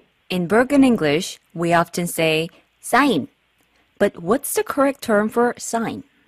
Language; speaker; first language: English; non-native, fluent; Korean